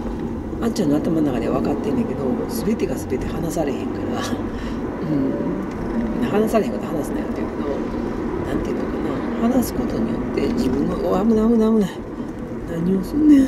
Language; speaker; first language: Japanese; native; Japanese